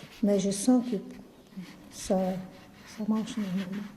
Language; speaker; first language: French; non-native, fluent; Portuguese